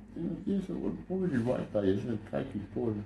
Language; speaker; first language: Finnish; non-native, learner; Thai